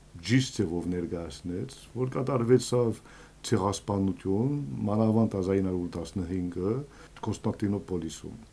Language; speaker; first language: Armenian; early bilingual, heritage; Armenian